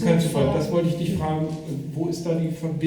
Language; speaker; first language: German; native; German